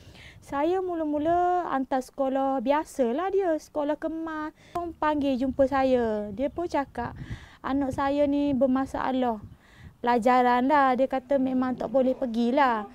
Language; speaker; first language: Malay; native; Malay